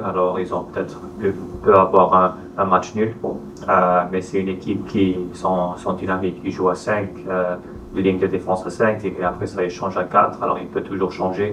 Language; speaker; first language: French; non-native, fluent; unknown